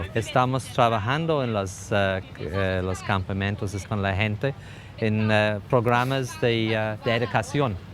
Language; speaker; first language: Spanish; non-native, fluent; English